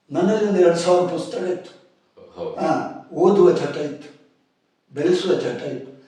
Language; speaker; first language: Kannada; non-native, local second language; Tulu